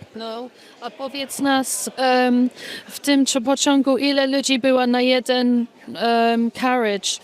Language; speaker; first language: Polish; early bilingual, heritage; English